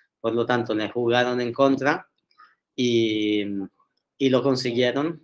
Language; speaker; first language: Spanish; non-native, fluent; Italian